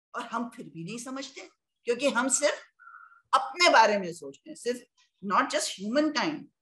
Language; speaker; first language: Hindi; native; Hindi